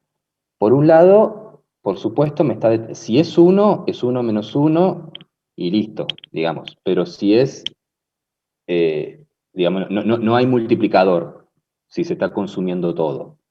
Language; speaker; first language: Spanish; native; Spanish